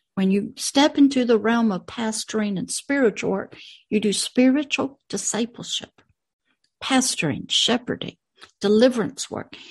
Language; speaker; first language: English; native; English